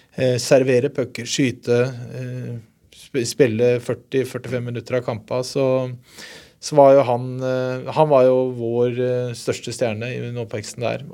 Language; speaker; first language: Norwegian; native; Norwegian